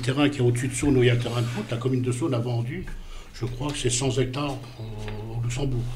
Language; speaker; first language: French; native; French